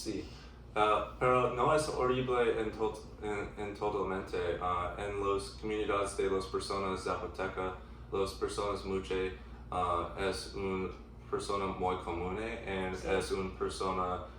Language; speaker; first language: Spanish; non-native, learner; English